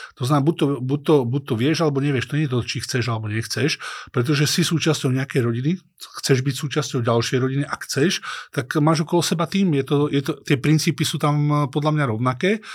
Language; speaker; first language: Slovak; native; Slovak